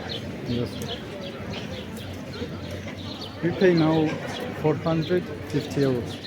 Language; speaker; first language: English; non-native, learner; Georgian